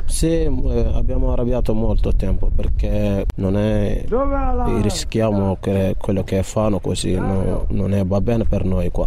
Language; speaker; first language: Italian; non-native, learner; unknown